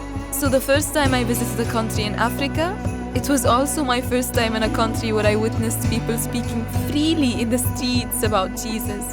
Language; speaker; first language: English; non-native, fluent; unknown